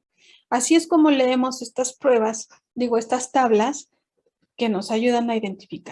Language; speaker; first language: Spanish; native; Spanish